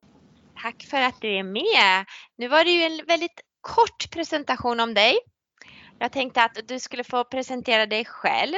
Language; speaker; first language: Swedish; native; Swedish